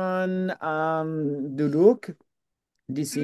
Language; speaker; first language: Indonesian; non-native, learner; English